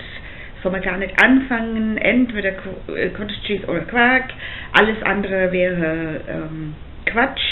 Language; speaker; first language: German; non-native, fluent; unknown